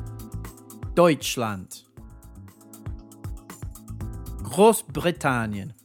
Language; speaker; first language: German; non-native, fluent; English